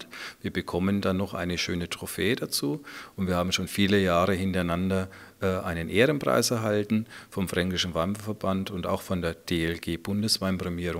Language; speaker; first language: German; native; German